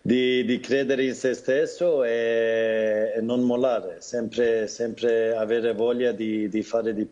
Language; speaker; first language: Italian; non-native, fluent; Swedish